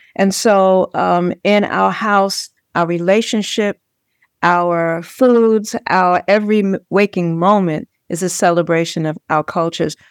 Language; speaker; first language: English; native; English